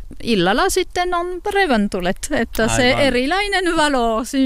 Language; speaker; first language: Finnish; non-native, learner; French